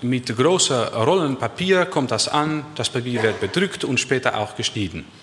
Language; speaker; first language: German; non-native, learner; Dutch